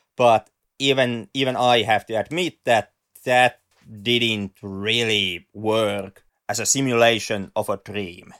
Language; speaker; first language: English; non-native, fluent; Finnish